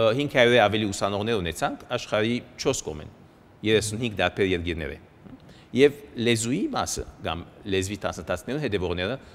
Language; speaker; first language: Armenian; early bilingual, heritage; Armenian